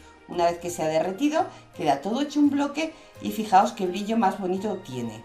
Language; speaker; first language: Spanish; native; Spanish